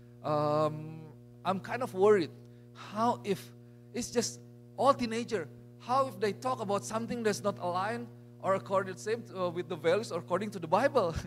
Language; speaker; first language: English; non-native, fluent; Indonesian